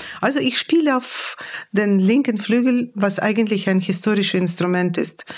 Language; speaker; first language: German; non-native, fluent; Russian